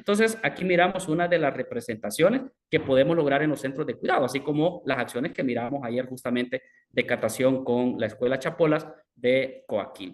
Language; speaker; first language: Spanish; native; Spanish